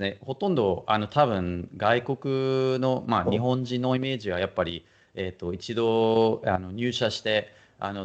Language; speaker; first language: Japanese; non-native, fluent; German